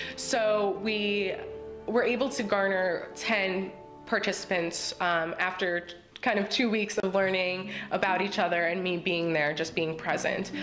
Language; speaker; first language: English; native; English